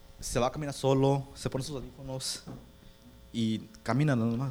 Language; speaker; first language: Spanish; early bilingual, heritage; Spanish